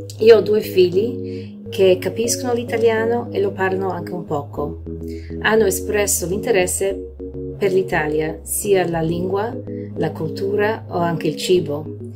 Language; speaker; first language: Italian; early bilingual, heritage; Italian